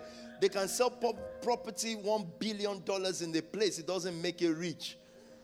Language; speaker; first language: English; non-native, local second language; Yoruba